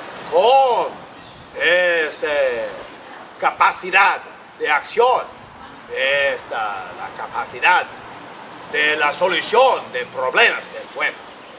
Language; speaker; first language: Spanish; non-native, learner; English